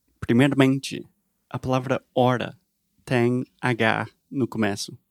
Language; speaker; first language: Portuguese; non-native, learner; English